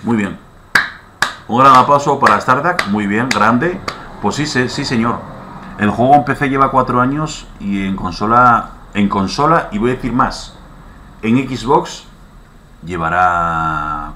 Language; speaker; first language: Spanish; native; Spanish